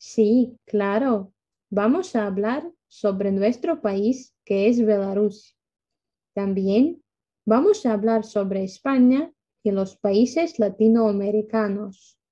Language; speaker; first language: Spanish; non-native, fluent; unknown